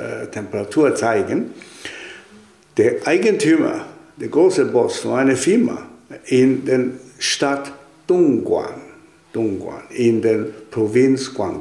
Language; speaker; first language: German; non-native, fluent; Chinese